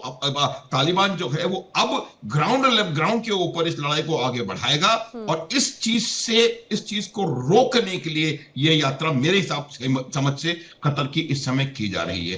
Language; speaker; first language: Hindi; native; Hindi